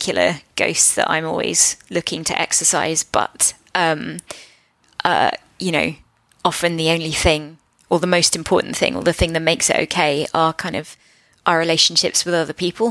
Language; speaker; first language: English; native; English